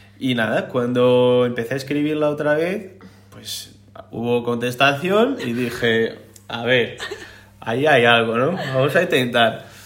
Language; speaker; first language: Spanish; non-native, fluent; Portuguese